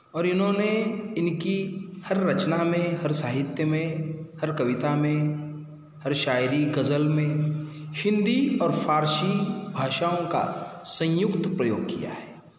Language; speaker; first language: Hindi; non-native, local second language; Marathi